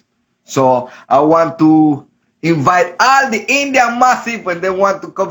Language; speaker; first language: English; non-native, local second language; Spanish